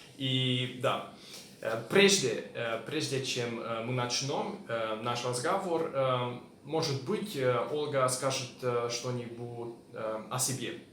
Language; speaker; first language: Russian; non-native, learner; Hungarian